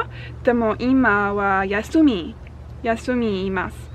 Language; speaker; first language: Japanese; non-native, learner; English